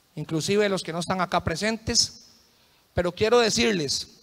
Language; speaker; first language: Spanish; native; Spanish